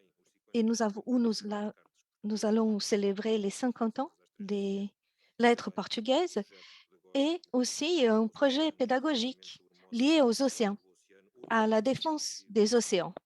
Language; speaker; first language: French; non-native, fluent; Portuguese